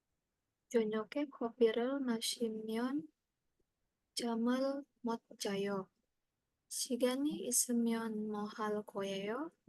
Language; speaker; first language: Korean; non-native, learner; Indonesian